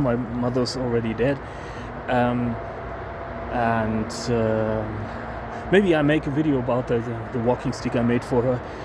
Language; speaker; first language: English; non-native, fluent; German